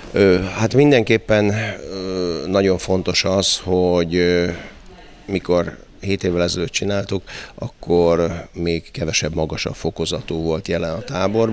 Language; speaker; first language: Hungarian; native; Hungarian